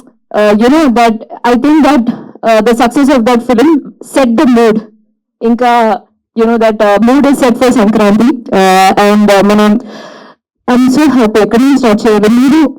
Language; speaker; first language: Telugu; non-native, local second language; Malayalam